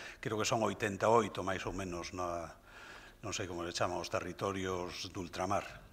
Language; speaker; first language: Galician; native; Galician